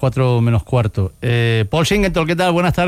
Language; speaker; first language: Spanish; native; Spanish